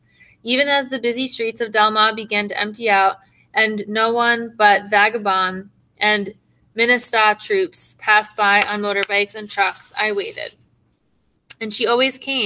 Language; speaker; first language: English; native; English